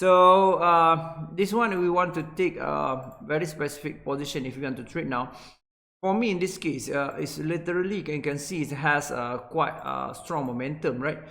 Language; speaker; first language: English; non-native, local second language; Malay